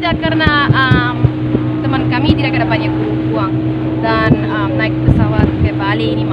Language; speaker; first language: Indonesian; non-native, learner; English